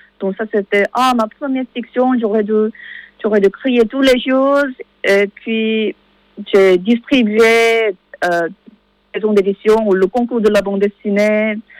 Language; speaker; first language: French; non-native, learner; Korean